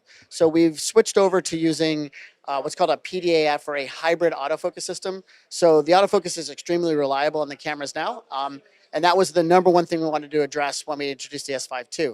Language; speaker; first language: English; native; English